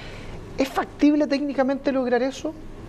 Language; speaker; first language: Spanish; native; Spanish